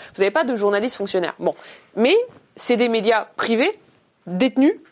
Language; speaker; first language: French; native; French